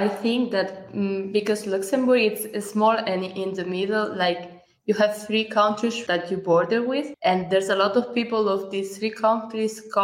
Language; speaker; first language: English; non-native, fluent; Catalan